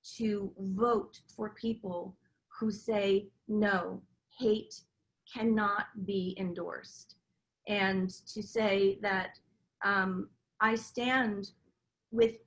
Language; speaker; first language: English; native; English